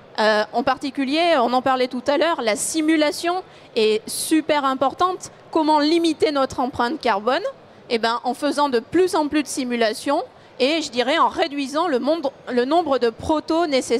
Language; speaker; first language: French; native; French